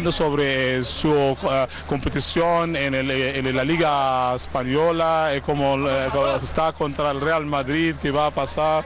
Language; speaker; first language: Spanish; non-native, learner; Arabic